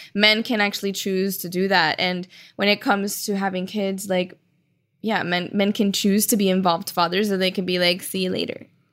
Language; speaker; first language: English; early bilingual, other home language; Spanish